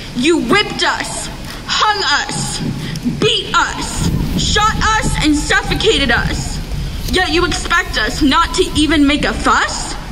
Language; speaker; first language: English; native; English